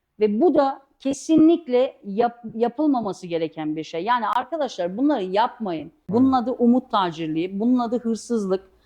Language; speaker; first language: Turkish; early bilingual, heritage; Turkish